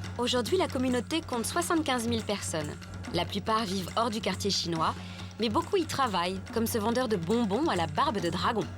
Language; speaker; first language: French; native; French